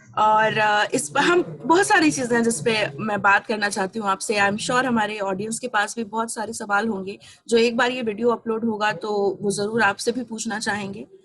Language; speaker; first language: Hindi; native; Hindi